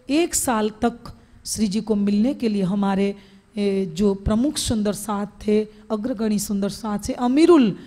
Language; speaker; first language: Hindi; non-native, local second language; Gujarati